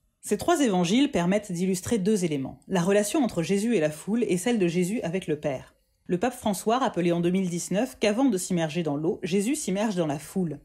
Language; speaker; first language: French; native; French